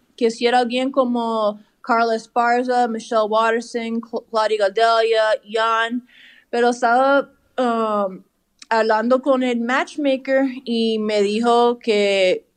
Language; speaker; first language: Spanish; early bilingual, heritage; English